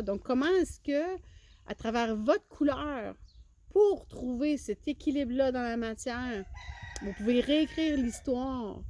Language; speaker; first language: French; native; French